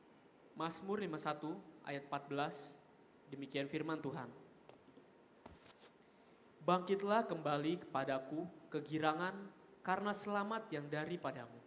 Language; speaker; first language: Indonesian; native; Indonesian